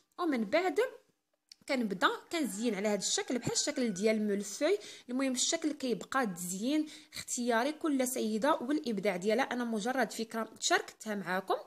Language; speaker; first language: Arabic; native; Arabic